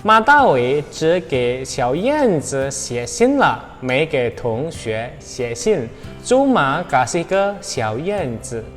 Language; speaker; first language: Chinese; non-native, fluent; Indonesian